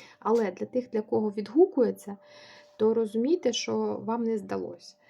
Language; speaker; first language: Ukrainian; non-native, local second language; Russian